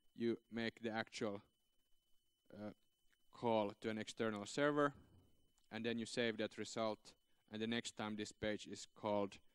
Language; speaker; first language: English; non-native, fluent; Finnish